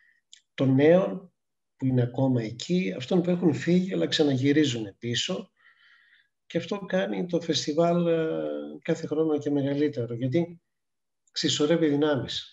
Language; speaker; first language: Greek; native; Greek